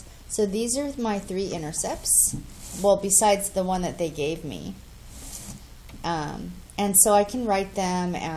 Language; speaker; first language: English; native; English